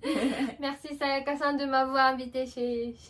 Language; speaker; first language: French; non-native, fluent; Japanese